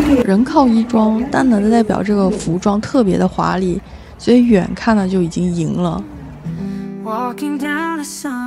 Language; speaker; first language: Chinese; native; Chinese